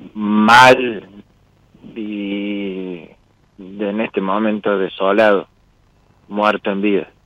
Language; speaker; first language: Spanish; native; Spanish